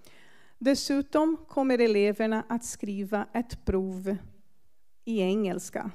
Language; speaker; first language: Swedish; non-native, fluent; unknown